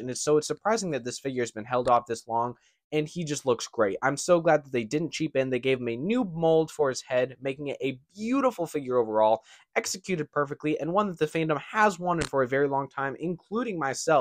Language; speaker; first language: English; native; English